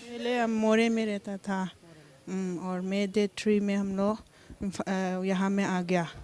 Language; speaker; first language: Hindi; non-native, local second language; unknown